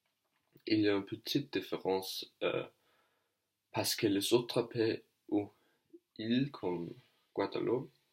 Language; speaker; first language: French; non-native, learner; Danish